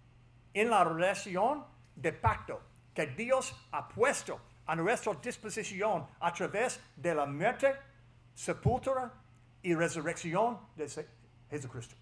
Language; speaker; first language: Spanish; non-native, fluent; English